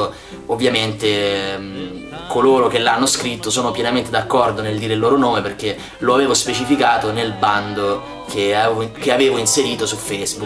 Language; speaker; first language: Italian; native; Italian